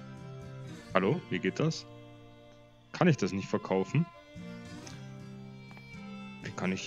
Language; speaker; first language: German; native; German